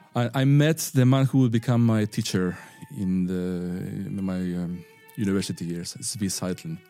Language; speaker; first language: English; non-native, fluent; Spanish